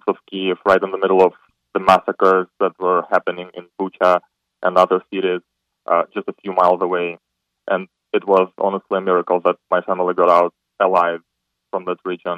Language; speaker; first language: English; non-native, fluent; Ukrainian